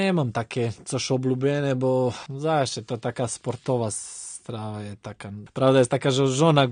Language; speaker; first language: Polish; non-native, learner; Croatian